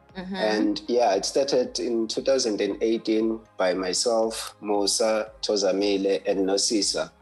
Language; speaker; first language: English; non-native, local second language; Zulu